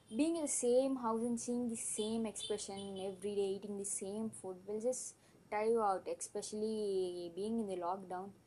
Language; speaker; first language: English; non-native, local second language; Tamil